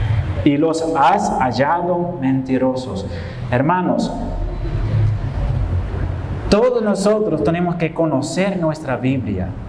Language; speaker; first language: Spanish; non-native, fluent; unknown